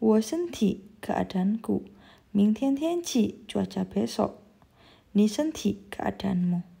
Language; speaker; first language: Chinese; non-native, fluent; Indonesian